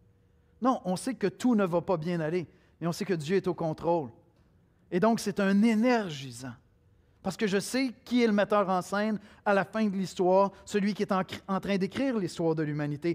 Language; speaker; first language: French; native; French